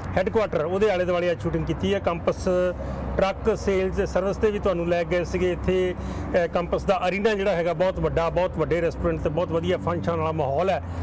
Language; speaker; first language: Punjabi; native; Punjabi